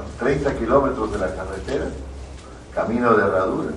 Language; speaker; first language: Spanish; native; Spanish